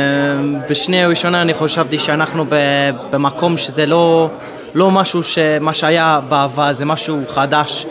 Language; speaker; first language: Hebrew; non-native, fluent; English